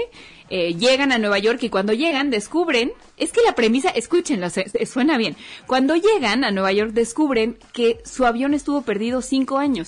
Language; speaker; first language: Spanish; native; Spanish